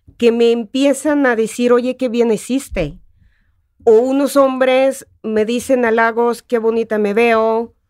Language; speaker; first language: Spanish; non-native, fluent; Russian